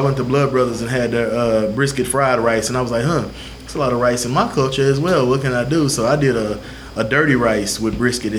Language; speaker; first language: English; native; English